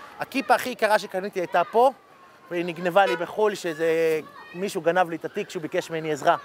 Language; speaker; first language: Hebrew; early bilingual, other home language; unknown